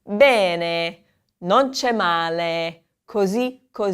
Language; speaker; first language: Italian; non-native, fluent; English